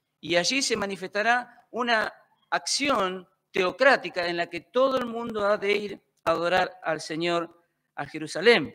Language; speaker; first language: Spanish; native; Spanish